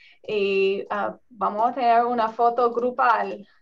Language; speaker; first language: Spanish; non-native, learner; English